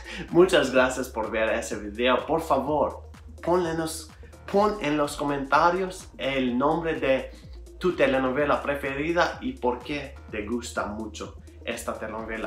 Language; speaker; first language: Spanish; non-native, learner; Albanian